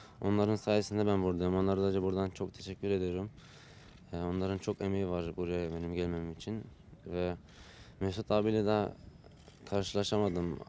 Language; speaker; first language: Turkish; early bilingual, heritage; Turkish